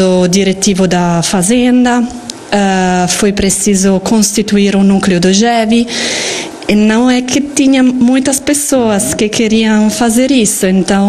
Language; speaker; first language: Portuguese; non-native, fluent; Italian